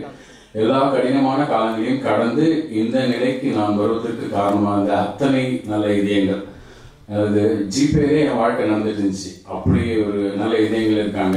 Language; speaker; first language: Tamil; native; Tamil